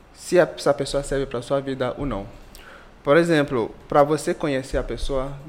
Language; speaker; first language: Portuguese; non-native, fluent; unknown